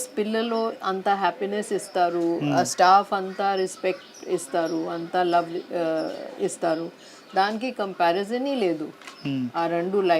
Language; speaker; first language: Telugu; non-native, fluent; Hindi